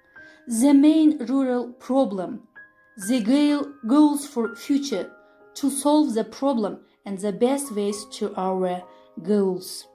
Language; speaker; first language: English; non-native, fluent; Kyrgyz